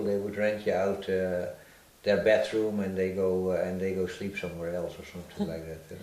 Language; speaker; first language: English; non-native, fluent; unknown